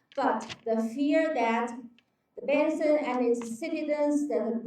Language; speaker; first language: English; non-native, fluent; Chinese